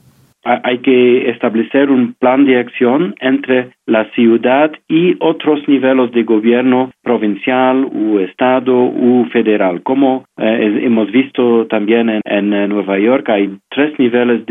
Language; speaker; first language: Spanish; non-native, fluent; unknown